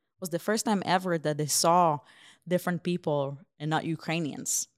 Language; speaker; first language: English; non-native, fluent; Hebrew